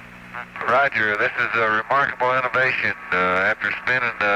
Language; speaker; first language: English; native; English